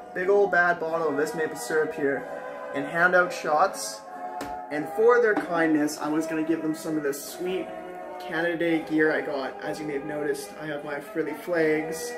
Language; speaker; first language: English; native; English